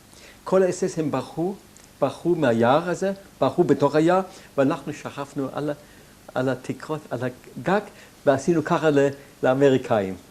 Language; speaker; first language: Hebrew; non-native, fluent; German